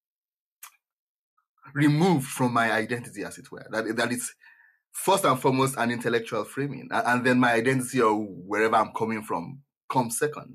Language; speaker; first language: English; non-native, local second language; Yoruba